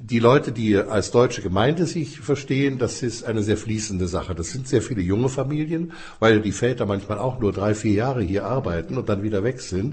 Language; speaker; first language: German; native; German